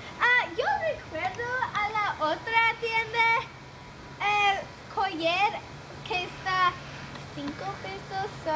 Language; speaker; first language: Spanish; non-native, learner; English